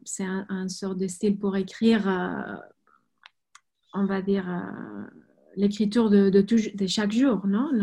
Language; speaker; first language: French; non-native, fluent; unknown